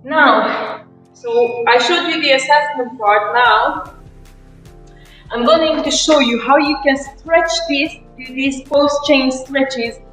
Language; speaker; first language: English; non-native, fluent; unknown